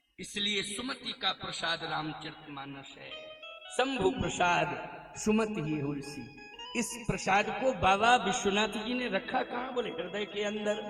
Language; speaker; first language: Hindi; native; Hindi